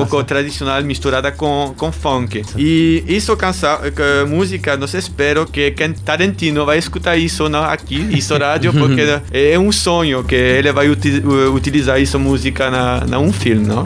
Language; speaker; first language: Portuguese; non-native, learner; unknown